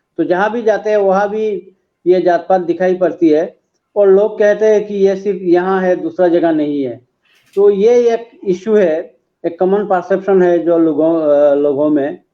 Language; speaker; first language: Hindi; non-native, local second language; Bangla